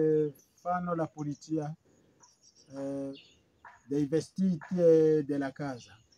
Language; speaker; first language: Italian; non-native, fluent; Kinyarwanda